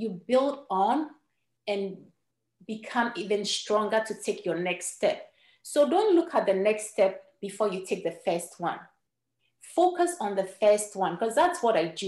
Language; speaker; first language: English; non-native, local second language; Ewe